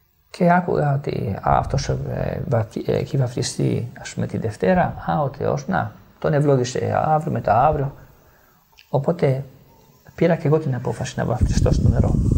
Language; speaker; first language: Greek; non-native, fluent; Italian